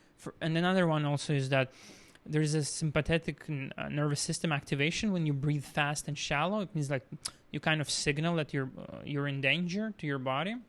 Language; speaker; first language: English; non-native, fluent; Russian